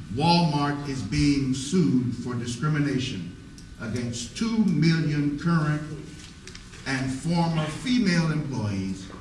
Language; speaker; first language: English; native; English